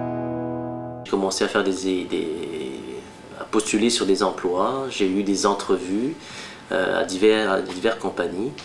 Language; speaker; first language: French; non-native, local second language; Malagasy